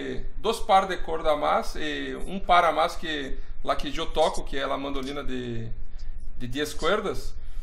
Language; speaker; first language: Spanish; non-native, fluent; Portuguese